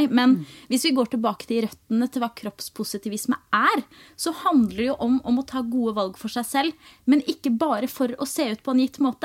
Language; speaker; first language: Norwegian; native; Norwegian